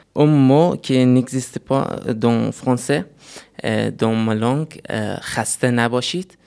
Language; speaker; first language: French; non-native, learner; Persian